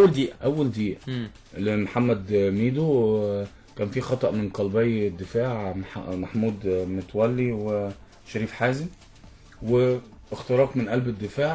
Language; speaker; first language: Arabic; native; Arabic